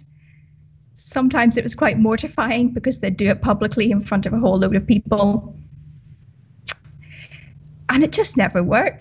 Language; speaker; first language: English; native; English